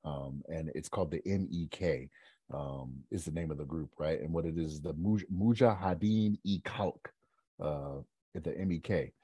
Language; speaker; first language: English; native; English